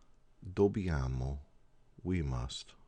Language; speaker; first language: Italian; non-native, fluent; English